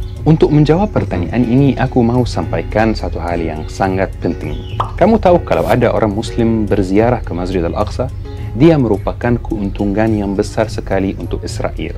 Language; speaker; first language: Indonesian; non-native, fluent; Arabic